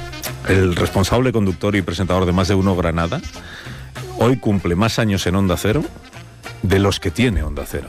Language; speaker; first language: Spanish; native; Spanish